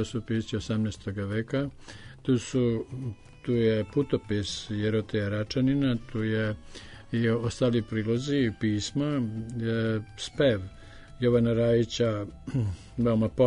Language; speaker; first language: Serbian; native; Serbian